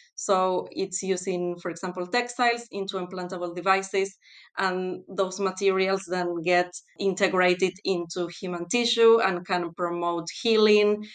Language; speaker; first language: English; non-native, fluent; Spanish